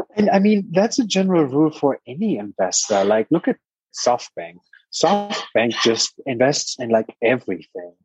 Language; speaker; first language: English; non-native, fluent; German